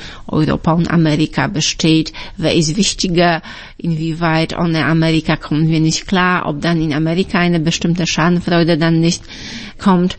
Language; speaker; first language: German; non-native, fluent; Polish